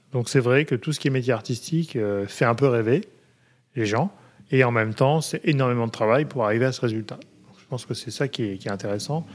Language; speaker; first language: French; native; French